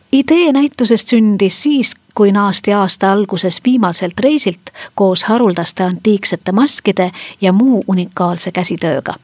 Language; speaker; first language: Estonian; native; Estonian